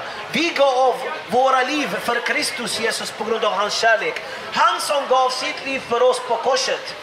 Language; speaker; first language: Swedish; non-native, fluent; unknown